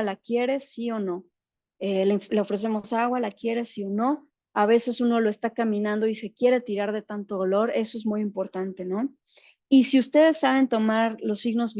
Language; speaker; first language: Spanish; native; Spanish